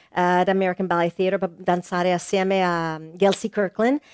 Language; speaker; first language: Italian; non-native, fluent; English